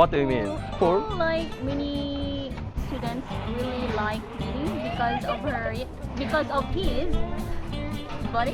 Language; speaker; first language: English; non-native, learner; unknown